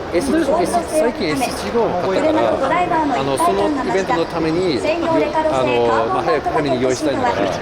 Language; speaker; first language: Japanese; non-native, fluent; English